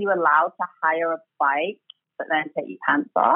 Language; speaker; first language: English; native; English